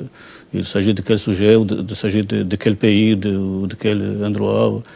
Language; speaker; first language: French; non-native, fluent; Albanian